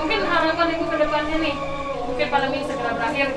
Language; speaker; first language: Indonesian; native; Indonesian